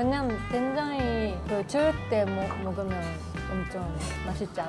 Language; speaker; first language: Korean; non-native, learner; Japanese